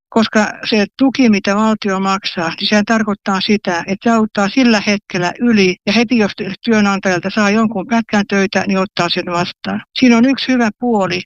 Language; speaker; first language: Finnish; native; Finnish